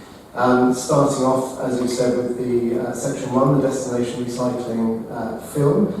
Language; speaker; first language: English; native; English